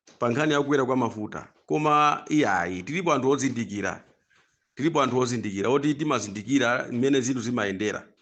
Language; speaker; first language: Nyanja; non-native, local second language; Tumbuka